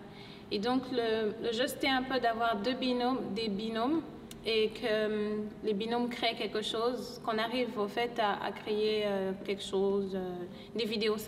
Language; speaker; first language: French; non-native, local second language; Lingala